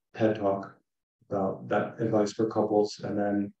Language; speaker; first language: English; native; English